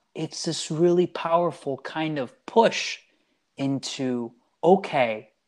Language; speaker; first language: English; early bilingual, other home language; Italian